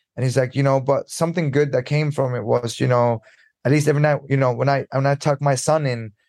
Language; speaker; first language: English; early bilingual, other home language; Swedish